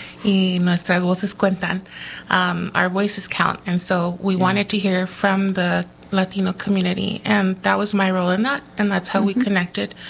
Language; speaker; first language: English; early bilingual, other home language; Spanish